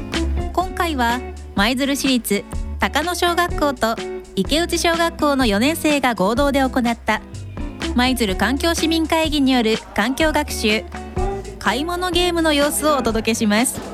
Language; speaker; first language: Japanese; native; Japanese